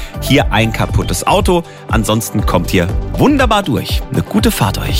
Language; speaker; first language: German; native; German